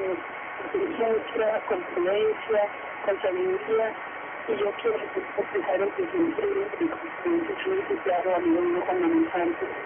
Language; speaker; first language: Spanish; native; Spanish